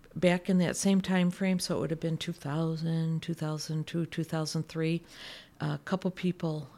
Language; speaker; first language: English; native; English